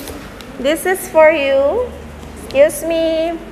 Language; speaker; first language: English; non-native, learner; Indonesian